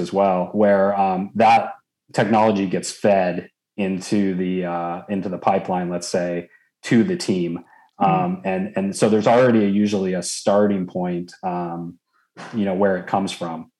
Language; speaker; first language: English; native; English